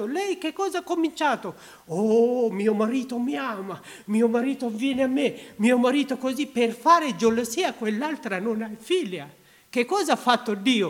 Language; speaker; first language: Italian; non-native, learner; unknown